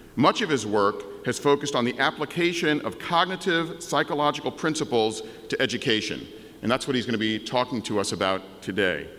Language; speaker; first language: English; native; English